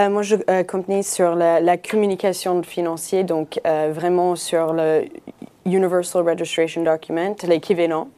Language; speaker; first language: French; non-native, fluent; English